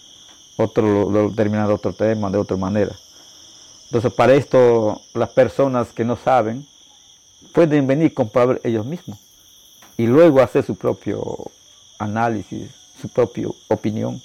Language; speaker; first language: Spanish; non-native, local second language; Shipibo-Conibo